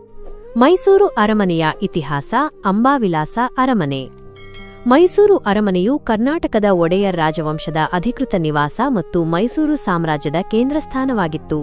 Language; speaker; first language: Kannada; native; Kannada